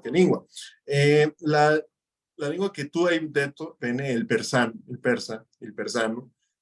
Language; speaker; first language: Italian; non-native, fluent; Spanish